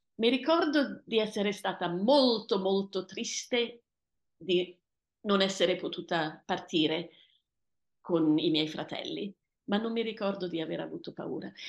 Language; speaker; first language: Italian; early bilingual, heritage; Italian